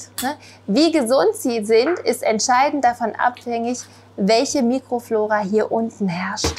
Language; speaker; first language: German; native; German